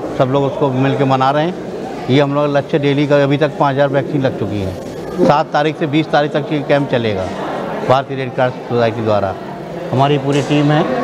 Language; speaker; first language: Hindi; native; Hindi